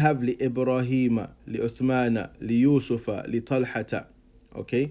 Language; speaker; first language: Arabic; non-native, fluent; English